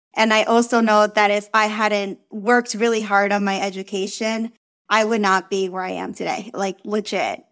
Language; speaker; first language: English; early bilingual, other home language; Spanish